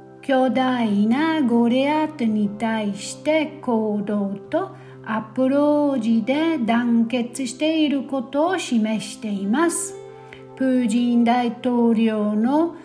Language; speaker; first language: Japanese; non-native, fluent; German